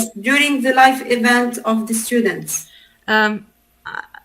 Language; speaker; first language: English; non-native, learner; Arabic